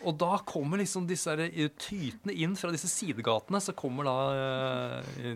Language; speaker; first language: Norwegian; native; Norwegian